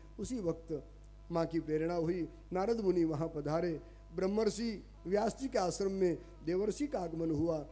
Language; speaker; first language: Hindi; non-native, local second language; Gujarati